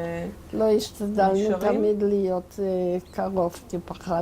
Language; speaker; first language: Hebrew; non-native, fluent; Yiddish